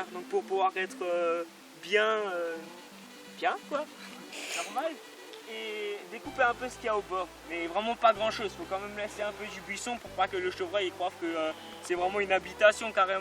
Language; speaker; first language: French; native; French